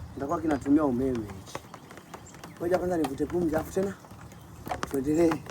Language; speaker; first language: Swahili; native; Swahili